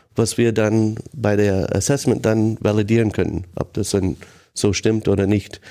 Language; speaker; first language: German; non-native, fluent; English